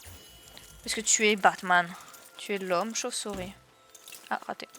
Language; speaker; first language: French; native; French